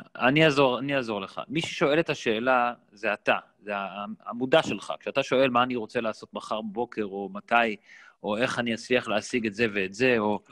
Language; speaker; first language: Hebrew; native; Hebrew